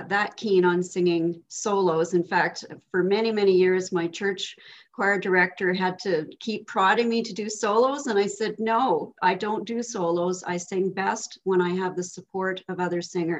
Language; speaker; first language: English; native; English